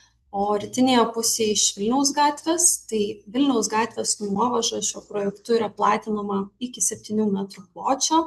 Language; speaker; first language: Lithuanian; native; Lithuanian